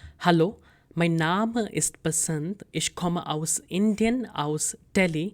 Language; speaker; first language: German; non-native, fluent; Hindi